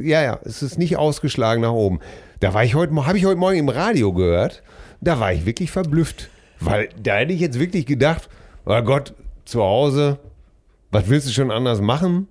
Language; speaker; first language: German; native; German